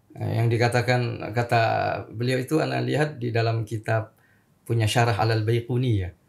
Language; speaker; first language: Indonesian; native; Indonesian